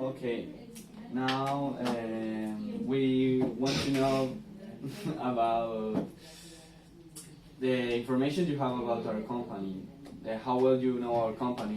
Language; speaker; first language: English; non-native, learner; Spanish